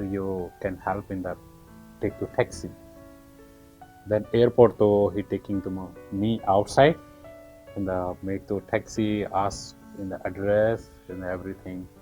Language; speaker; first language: English; non-native, learner; Urdu